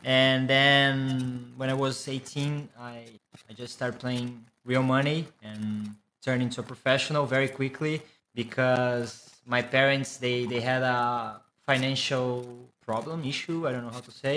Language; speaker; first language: English; non-native, fluent; Portuguese